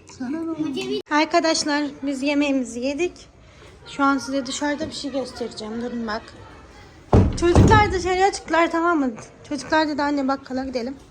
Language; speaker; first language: Turkish; native; Turkish